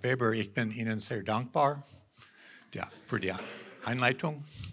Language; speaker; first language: German; non-native, learner; English